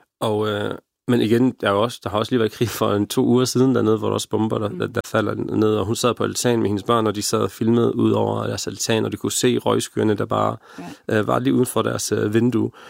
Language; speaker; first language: Danish; early bilingual, other home language; Arabic